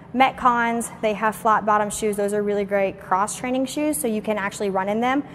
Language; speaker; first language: English; native; English